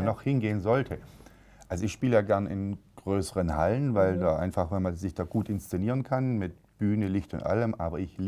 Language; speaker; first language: German; native; German